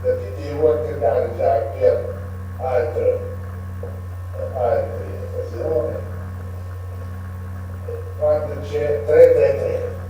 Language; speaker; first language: Italian; non-native, learner; Russian